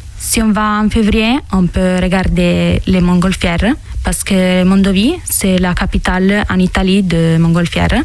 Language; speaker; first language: French; non-native, learner; Italian